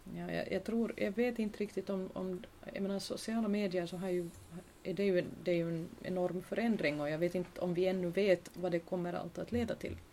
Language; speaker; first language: Swedish; native; Swedish